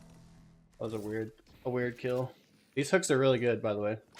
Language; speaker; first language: English; native; English